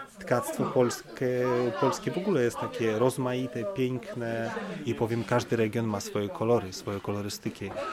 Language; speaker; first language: Polish; early bilingual, heritage; Polish